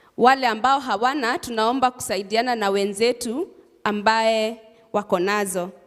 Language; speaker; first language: Swahili; non-native, local second language; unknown